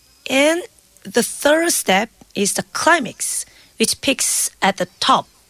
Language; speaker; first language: English; non-native, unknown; Korean